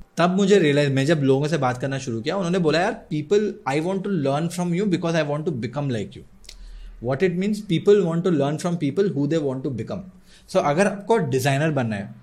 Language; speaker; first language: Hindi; non-native, local second language; Odia